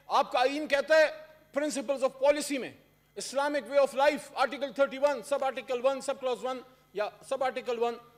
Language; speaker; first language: Urdu; non-native, local second language; Pashto